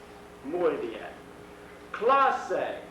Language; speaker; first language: Spanish; non-native, fluent; English